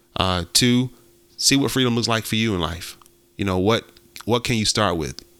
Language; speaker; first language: English; native; English